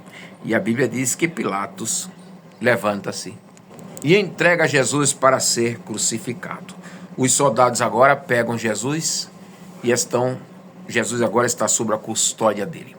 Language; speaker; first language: Portuguese; native; Portuguese